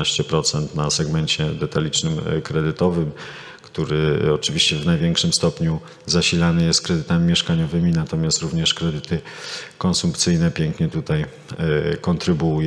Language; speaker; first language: Polish; native; Polish